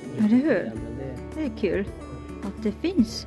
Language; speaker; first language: Swedish; non-native, learner; Japanese